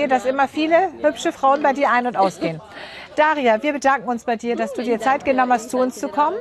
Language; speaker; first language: German; native; German